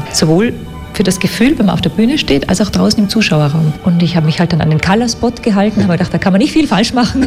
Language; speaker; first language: German; native; German